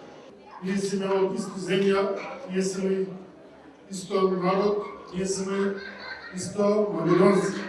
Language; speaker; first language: Macedonian; early bilingual, heritage; Macedonian